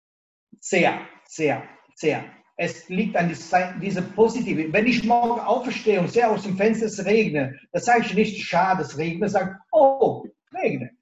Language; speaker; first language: German; non-native, local second language; Italian